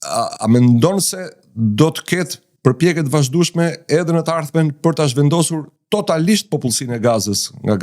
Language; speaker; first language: Albanian; native; Albanian